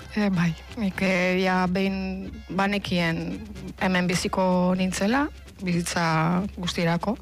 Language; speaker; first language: Basque; non-native, fluent; Romanian